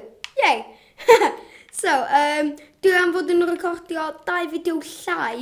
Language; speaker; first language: Welsh; non-native, local second language; English